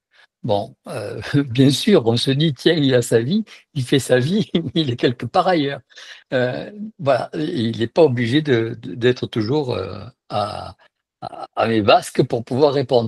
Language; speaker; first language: French; native; French